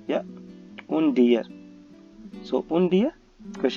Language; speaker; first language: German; non-native, learner; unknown